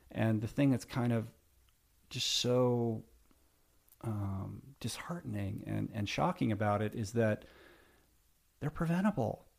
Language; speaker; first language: English; native; English